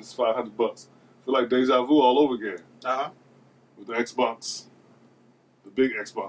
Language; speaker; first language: English; native; English